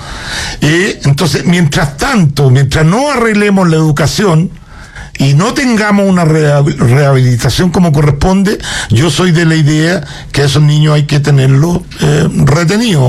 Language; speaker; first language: Spanish; native; Spanish